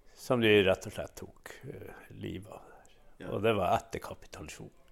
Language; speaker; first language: Norwegian; native; Norwegian